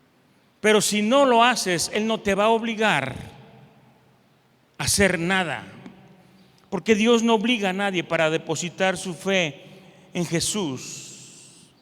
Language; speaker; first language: Spanish; native; Spanish